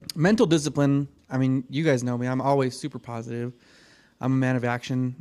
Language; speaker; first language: English; native; English